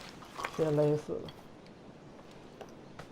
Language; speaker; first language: Chinese; native; Chinese